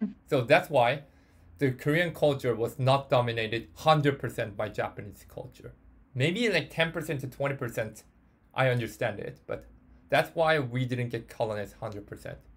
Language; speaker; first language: English; non-native, fluent; Korean